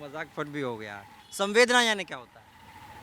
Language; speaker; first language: Hindi; native; Hindi